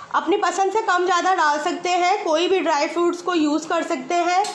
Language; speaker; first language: Hindi; native; Hindi